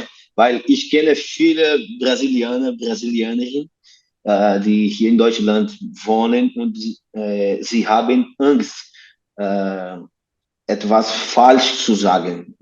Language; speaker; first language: German; non-native, learner; Portuguese